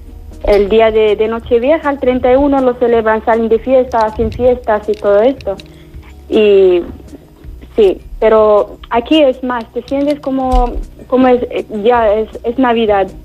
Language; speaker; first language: Spanish; non-native, fluent; Arabic